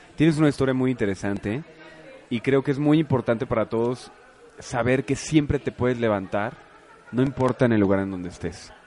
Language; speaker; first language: Spanish; native; Spanish